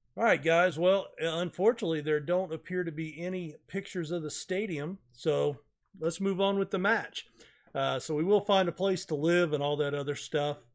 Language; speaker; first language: English; native; English